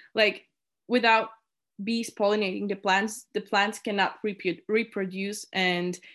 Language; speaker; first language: English; non-native, fluent; Polish